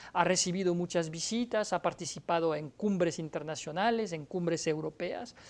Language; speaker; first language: Spanish; non-native, fluent; French